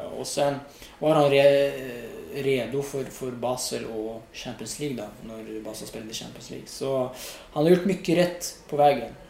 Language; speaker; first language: Swedish; non-native, fluent; Riffian